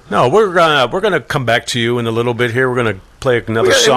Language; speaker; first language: English; native; English